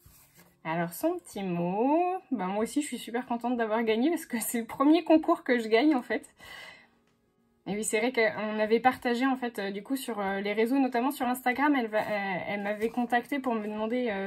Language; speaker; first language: French; native; French